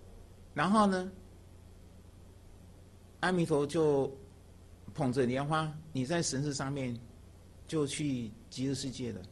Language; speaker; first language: Chinese; native; Chinese